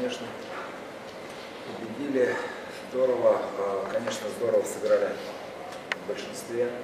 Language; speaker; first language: Russian; native; Russian